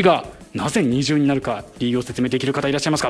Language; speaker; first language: Japanese; native; Japanese